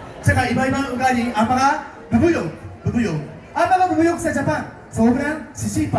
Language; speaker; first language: Filipino; non-native, fluent; Japanese